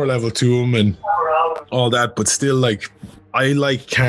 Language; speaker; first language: English; native; English